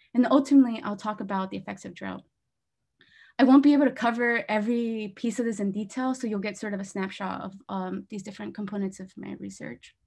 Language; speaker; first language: English; native; English